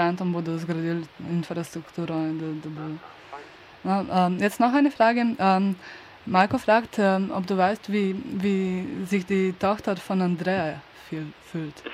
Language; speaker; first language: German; non-native, learner; Slovenian